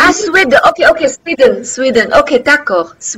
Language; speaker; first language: French; non-native, learner; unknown